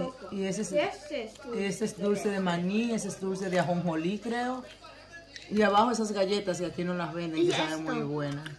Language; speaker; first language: Spanish; native; Spanish